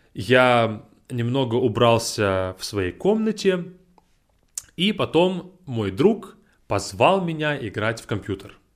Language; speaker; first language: Russian; native; Russian